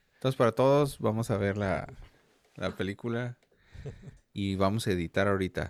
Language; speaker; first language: Spanish; early bilingual, heritage; Spanish